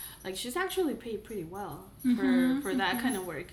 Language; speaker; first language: English; non-native, fluent; Spanish